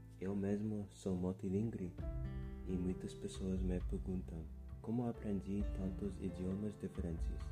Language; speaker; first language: Portuguese; non-native, fluent; English